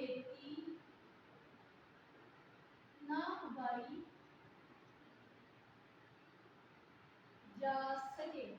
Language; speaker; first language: Urdu; native; Urdu